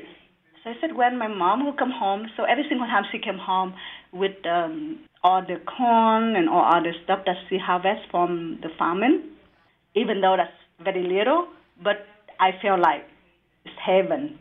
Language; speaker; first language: English; non-native, learner; Vietnamese